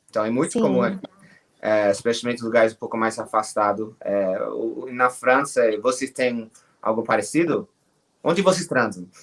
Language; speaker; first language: Portuguese; non-native, fluent; English